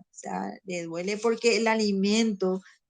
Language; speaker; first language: Spanish; native; Spanish